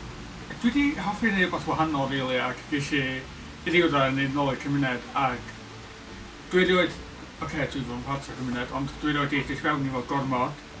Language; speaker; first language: Welsh; native; Welsh